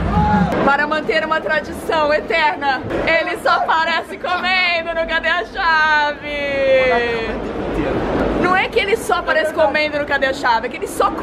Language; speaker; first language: Portuguese; native; Portuguese